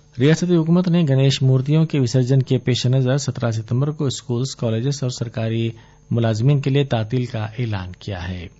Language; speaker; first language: Urdu; native; Urdu